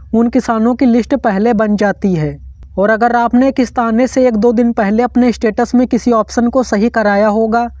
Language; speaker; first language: Hindi; non-native, local second language; Marathi